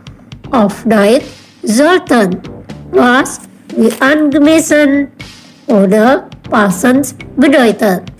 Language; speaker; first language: German; non-native, fluent; Indonesian